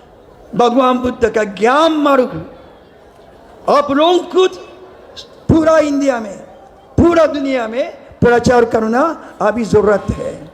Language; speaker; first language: Hindi; non-native, learner; Japanese